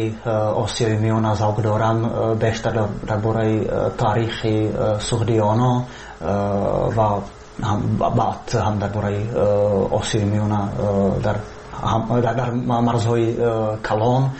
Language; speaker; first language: Tajik; non-native, fluent; Czech